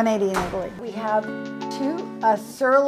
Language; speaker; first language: English; native; English